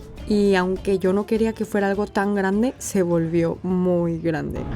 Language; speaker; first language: Spanish; native; Spanish